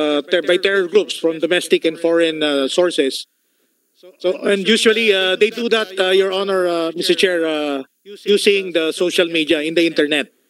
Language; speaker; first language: English; non-native, local second language; Filipino